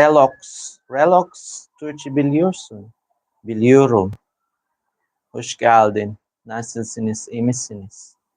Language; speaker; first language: Turkish; non-native, learner; Filipino